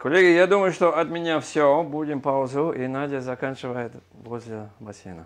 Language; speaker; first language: Russian; non-native, learner; English